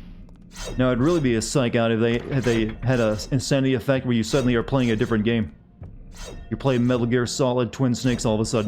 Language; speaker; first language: English; native; English